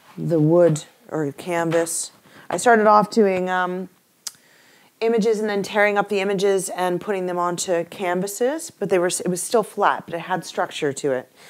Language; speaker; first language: English; native; English